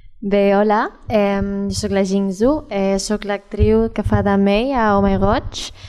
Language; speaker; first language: Catalan; early bilingual, other home language; Chinese